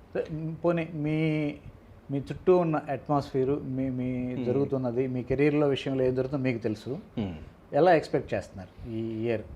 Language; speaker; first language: Telugu; native; Telugu